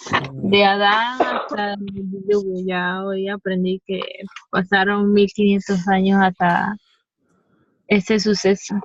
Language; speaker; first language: Spanish; native; Spanish